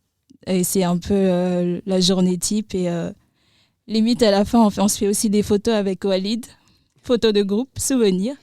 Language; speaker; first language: French; native; French